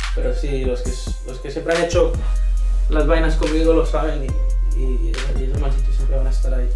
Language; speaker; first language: Spanish; early bilingual, other home language; English